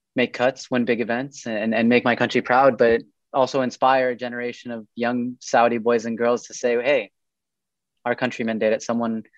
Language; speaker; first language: English; early bilingual, other home language; Arabic